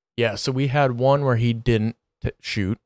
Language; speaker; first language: English; native; English